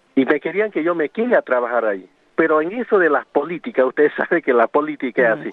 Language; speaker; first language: Spanish; non-native, local second language; Guarani